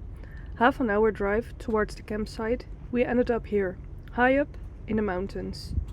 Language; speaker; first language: English; non-native, fluent; Dutch